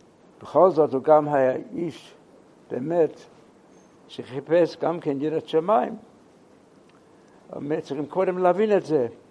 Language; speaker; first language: Hebrew; non-native, fluent; English